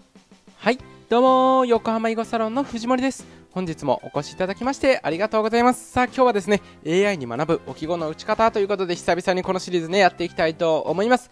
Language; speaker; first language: Japanese; native; Japanese